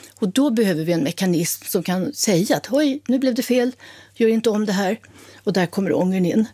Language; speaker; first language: Swedish; native; Swedish